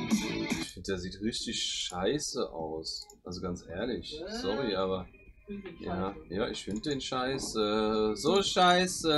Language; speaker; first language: German; native; German